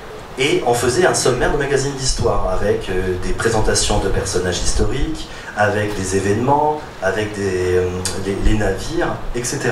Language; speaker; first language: French; native; French